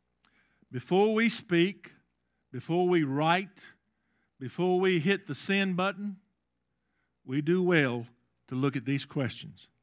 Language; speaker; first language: English; native; English